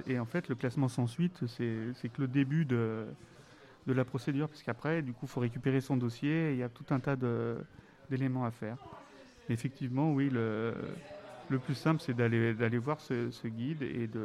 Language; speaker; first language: French; native; French